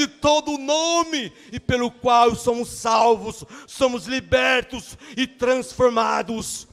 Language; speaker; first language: Portuguese; native; Portuguese